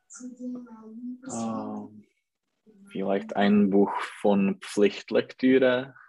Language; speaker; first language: German; non-native, learner; Czech